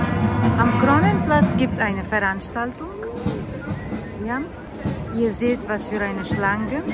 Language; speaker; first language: German; non-native, fluent; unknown